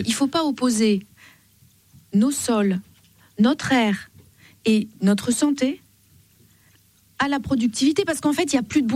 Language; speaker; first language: French; native; French